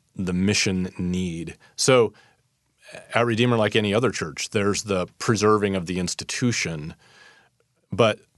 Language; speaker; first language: English; native; English